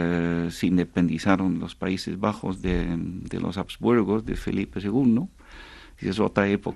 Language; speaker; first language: Spanish; non-native, fluent; Dutch